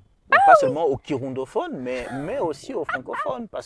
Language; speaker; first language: French; non-native, local second language; Rundi